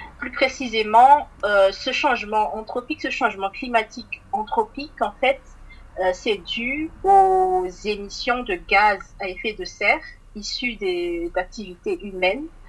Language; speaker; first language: French; non-native, local second language; Malagasy